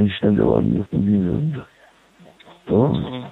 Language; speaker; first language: Turkish; native; Turkish